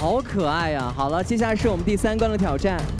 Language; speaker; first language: Chinese; native; Chinese